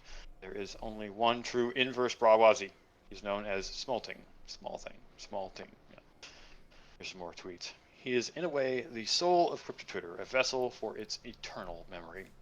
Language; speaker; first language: English; native; English